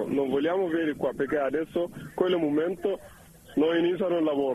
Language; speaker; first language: Italian; non-native, learner; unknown